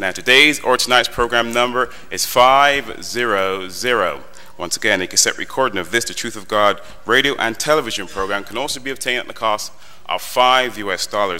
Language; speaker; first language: English; native; English